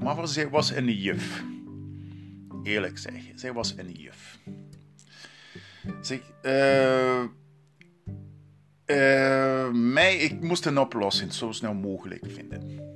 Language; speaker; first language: Dutch; non-native, learner; Portuguese